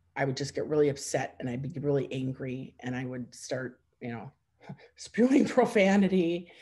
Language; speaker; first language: English; native; English